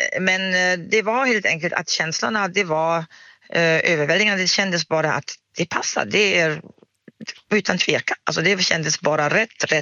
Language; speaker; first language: Swedish; non-native, fluent; German